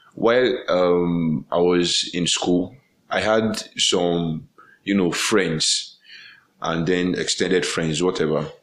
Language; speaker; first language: English; non-native, local second language; Yoruba